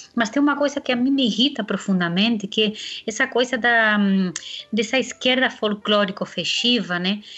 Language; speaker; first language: Portuguese; non-native, fluent; Spanish